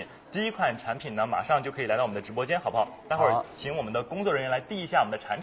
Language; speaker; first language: Chinese; native; Chinese